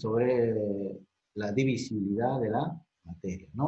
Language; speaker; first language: Spanish; native; Spanish